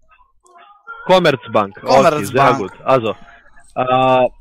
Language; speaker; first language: German; non-native, learner; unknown